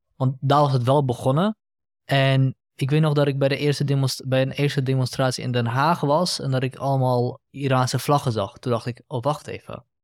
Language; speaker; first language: Dutch; early bilingual, other home language; Central Kurdish